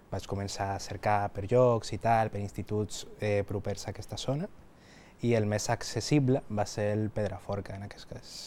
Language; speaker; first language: Catalan; non-native, local second language; Spanish